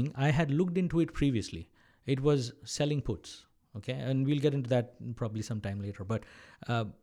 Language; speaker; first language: English; non-native, local second language; Malayalam